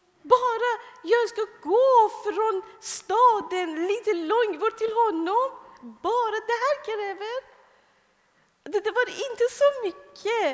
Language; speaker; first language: Swedish; non-native, fluent; Persian